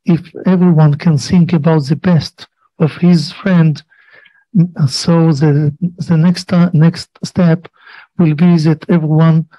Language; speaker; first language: English; non-native, learner; Hebrew